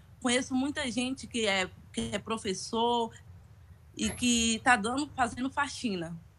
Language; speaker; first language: Portuguese; native; Portuguese